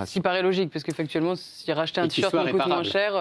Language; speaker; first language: French; native; French